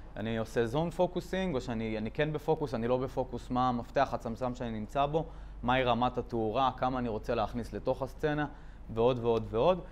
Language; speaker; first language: Hebrew; native; Hebrew